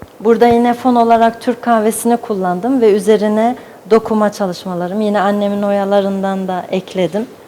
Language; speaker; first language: Turkish; early bilingual, heritage; Turkish